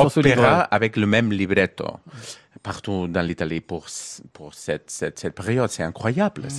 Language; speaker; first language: French; non-native, learner; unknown